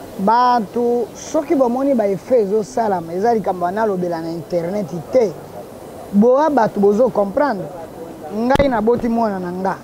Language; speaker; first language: Lingala; native; Lingala